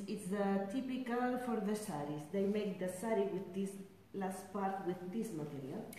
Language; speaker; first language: English; non-native, learner; Spanish